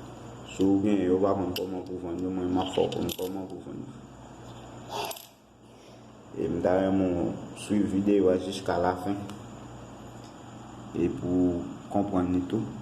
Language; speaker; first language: French; non-native, learner; Haitian Creole